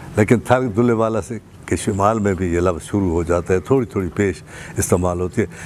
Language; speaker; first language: Urdu; non-native, local second language; Saraiki